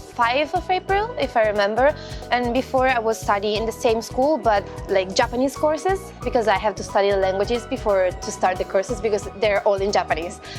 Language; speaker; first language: English; non-native, fluent; Italian